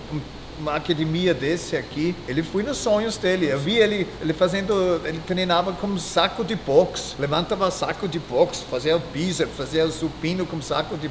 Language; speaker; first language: Portuguese; non-native, fluent; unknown